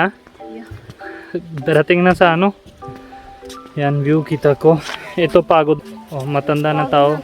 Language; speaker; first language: Filipino; non-native, learner; Punjabi